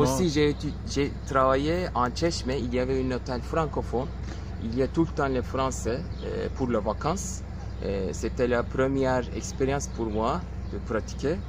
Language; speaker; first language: French; non-native, learner; Turkish